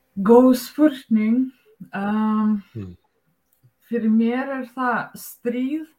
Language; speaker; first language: Icelandic; non-native, fluent; Russian